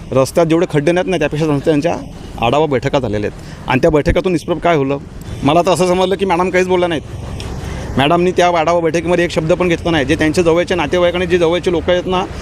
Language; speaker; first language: Marathi; native; Marathi